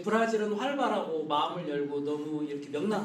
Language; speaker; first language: Korean; native; Korean